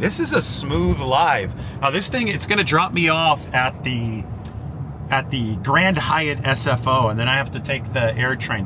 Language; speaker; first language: English; native; English